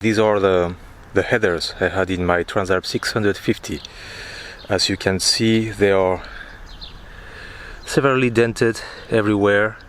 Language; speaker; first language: English; non-native, fluent; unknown